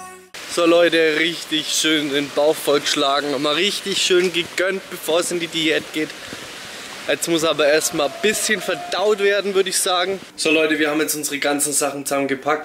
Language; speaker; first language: German; native; German